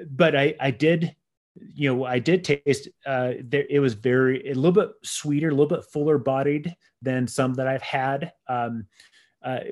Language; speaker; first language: English; native; English